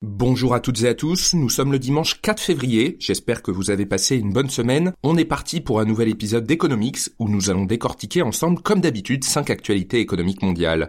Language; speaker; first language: French; native; French